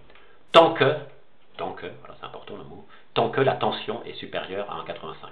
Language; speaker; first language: French; native; French